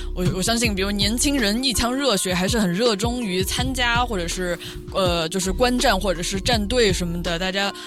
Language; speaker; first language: Chinese; native; Chinese